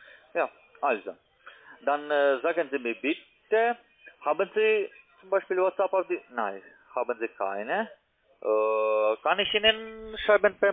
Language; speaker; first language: German; non-native, learner; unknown